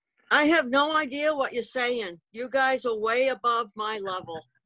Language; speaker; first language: English; native; English